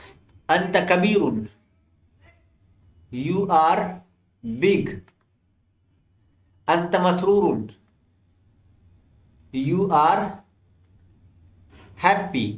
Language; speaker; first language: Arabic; non-native, fluent; Urdu